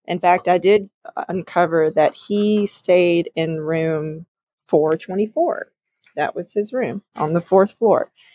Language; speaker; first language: English; native; English